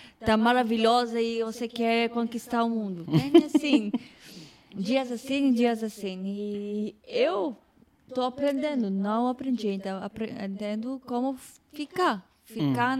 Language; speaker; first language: Portuguese; non-native, fluent; Hebrew